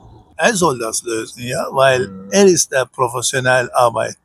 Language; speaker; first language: German; non-native, learner; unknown